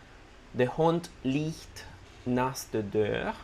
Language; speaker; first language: Dutch; non-native, learner; Italian